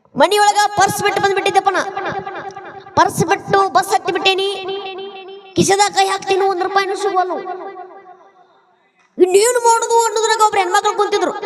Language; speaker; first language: Kannada; native; Kannada